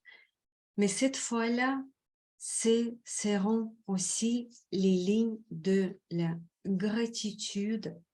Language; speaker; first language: French; non-native, fluent; Russian